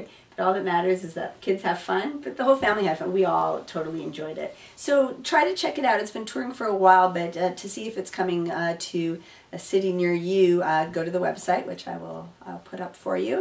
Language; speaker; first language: English; native; English